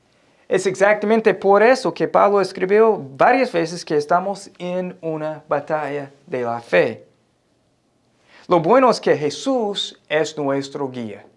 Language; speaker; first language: Spanish; non-native, fluent; English